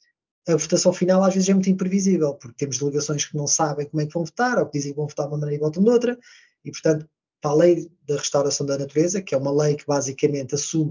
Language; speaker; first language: Portuguese; native; Portuguese